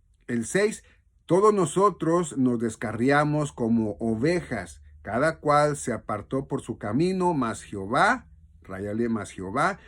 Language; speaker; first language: Spanish; native; Spanish